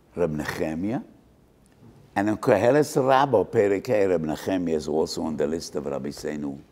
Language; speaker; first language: English; native; English